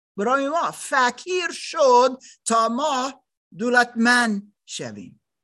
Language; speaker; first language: Persian; non-native, learner; German